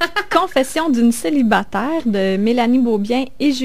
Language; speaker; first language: French; native; French